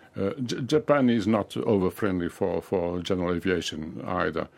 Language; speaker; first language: English; non-native, fluent; Portuguese